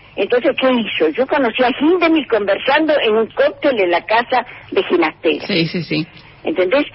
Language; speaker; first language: Spanish; native; Spanish